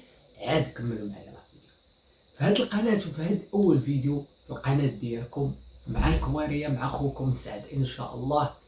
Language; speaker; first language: Arabic; native; Arabic